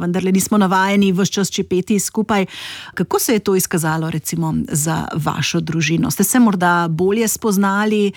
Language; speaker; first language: Slovenian; native; Slovenian